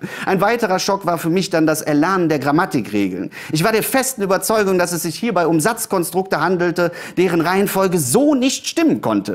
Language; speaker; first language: German; native; German